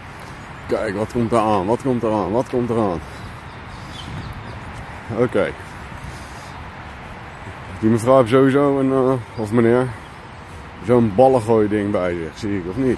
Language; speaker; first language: Dutch; early bilingual, other home language; Turkish